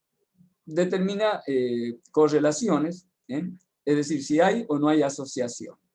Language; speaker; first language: Spanish; native; Spanish